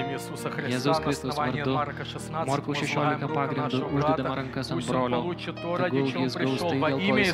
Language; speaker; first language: Lithuanian; native; Lithuanian